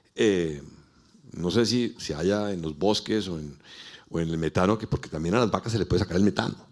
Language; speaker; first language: Spanish; native; Spanish